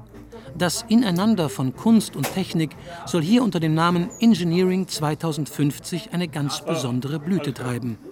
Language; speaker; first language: German; native; German